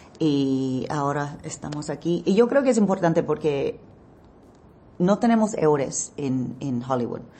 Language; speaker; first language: Spanish; non-native, learner; English